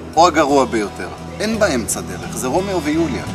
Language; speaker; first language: Hebrew; native; Hebrew